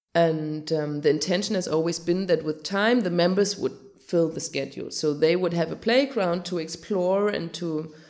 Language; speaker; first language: English; non-native, fluent; German